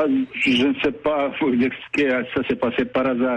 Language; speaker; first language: French; non-native, fluent; Bosnian